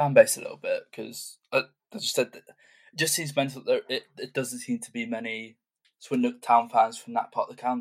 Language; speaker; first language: English; native; English